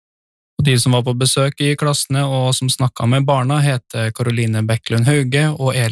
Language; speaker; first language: Norwegian; native; Norwegian